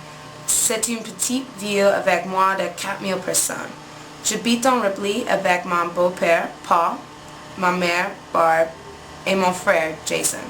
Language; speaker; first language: French; non-native, learner; English